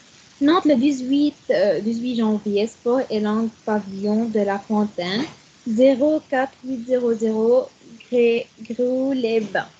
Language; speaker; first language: French; non-native, learner; Arabic